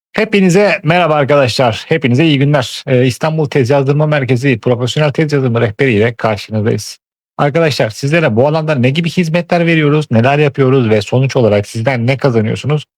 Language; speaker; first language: Turkish; native; Turkish